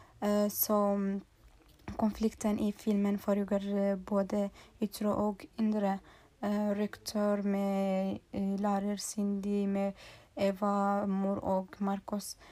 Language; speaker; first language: Swedish; non-native, learner; Norwegian